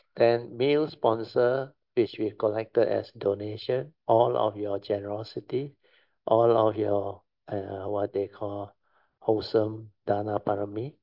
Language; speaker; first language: English; non-native, local second language; Chinese